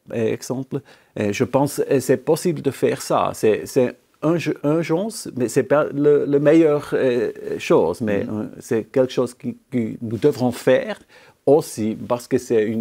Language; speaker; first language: French; non-native, local second language; German